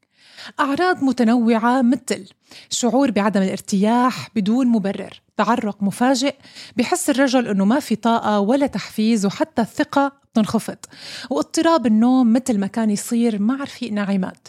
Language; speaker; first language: Arabic; native; Arabic